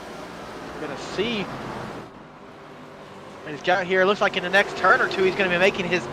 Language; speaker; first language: English; native; English